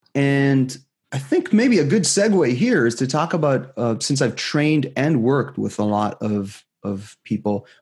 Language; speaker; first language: English; non-native, fluent; Hebrew